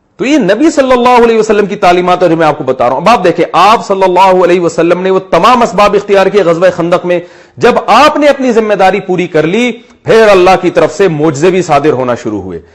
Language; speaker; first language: Urdu; native; Urdu